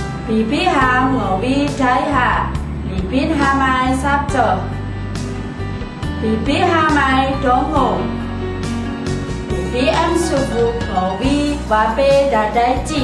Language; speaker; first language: Chinese; non-native, learner; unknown